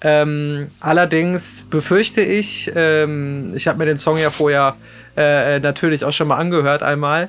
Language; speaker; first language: German; native; German